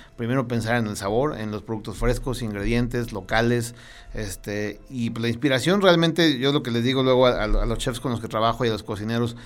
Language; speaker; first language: Spanish; native; Spanish